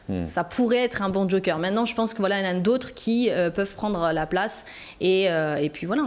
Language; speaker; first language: French; native; French